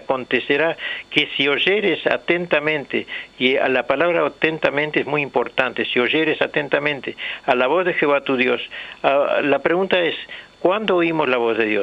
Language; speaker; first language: Spanish; native; Spanish